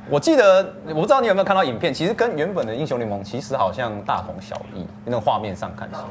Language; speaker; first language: Chinese; native; Chinese